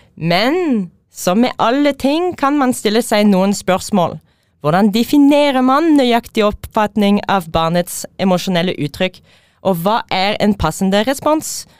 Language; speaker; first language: Norwegian; non-native, fluent; French